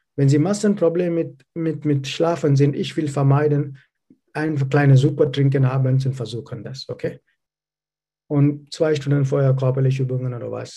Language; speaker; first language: German; non-native, learner; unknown